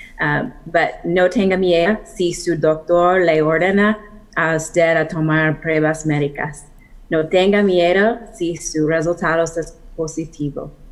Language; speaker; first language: Spanish; non-native, fluent; English